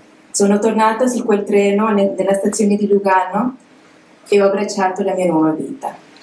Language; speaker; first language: Italian; non-native, fluent; English